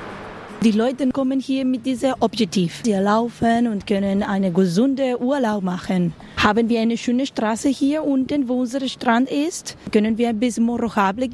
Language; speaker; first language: German; non-native, learner; Spanish